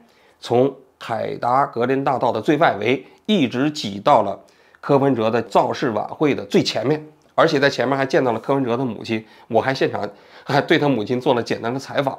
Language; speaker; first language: Chinese; native; Chinese